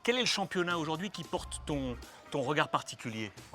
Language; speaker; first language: French; native; French